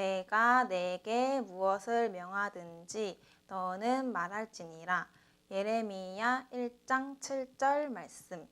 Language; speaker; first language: Korean; native; Korean